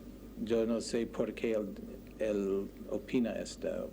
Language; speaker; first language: Spanish; non-native, learner; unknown